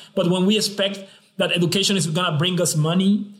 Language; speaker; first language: English; non-native, fluent; Spanish